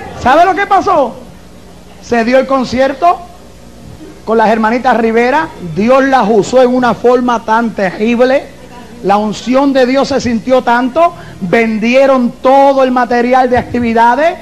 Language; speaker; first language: Spanish; native; Spanish